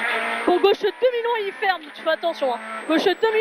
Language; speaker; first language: French; native; French